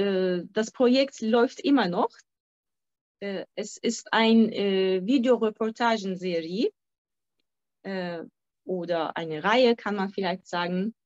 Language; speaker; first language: German; non-native, fluent; Turkish